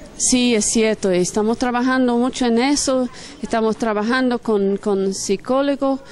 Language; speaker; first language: Spanish; non-native, fluent; English